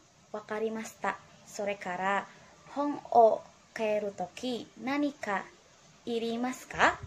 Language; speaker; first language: Japanese; non-native, learner; Indonesian